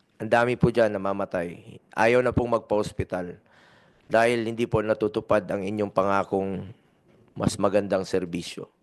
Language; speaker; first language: Filipino; native; Filipino